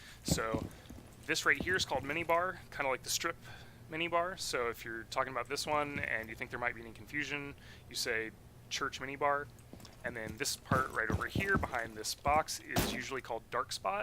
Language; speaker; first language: English; native; English